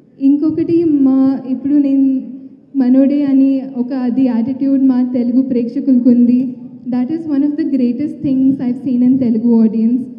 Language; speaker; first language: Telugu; non-native, fluent; Tulu